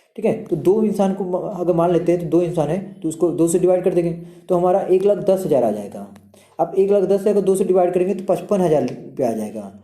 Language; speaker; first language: Hindi; native; Hindi